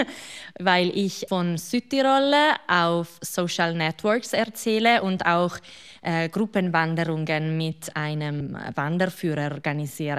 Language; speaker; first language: German; non-native, local second language; Italian